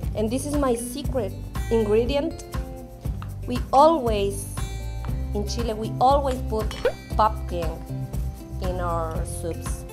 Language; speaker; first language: English; non-native, learner; Spanish